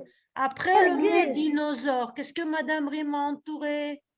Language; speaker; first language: French; native; French